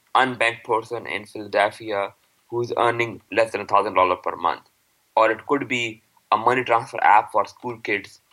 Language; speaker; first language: English; non-native, local second language; Urdu